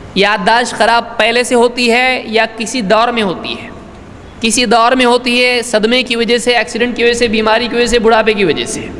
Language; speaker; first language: Urdu; native; Urdu